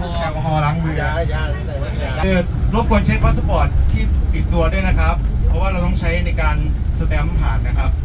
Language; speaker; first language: Thai; native; Thai